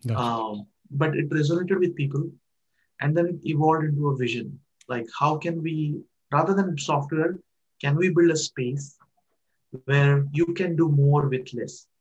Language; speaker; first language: English; non-native, local second language; Marathi